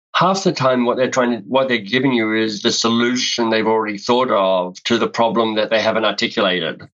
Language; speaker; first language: English; native; English